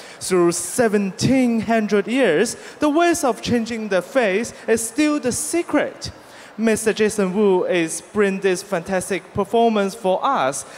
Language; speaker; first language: English; non-native, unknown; Chinese